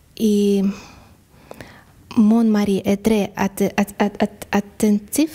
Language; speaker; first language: French; non-native, learner; Russian